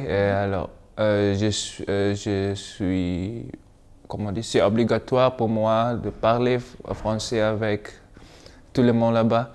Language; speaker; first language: French; non-native, learner; Malay